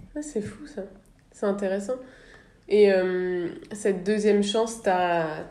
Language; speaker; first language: French; native; French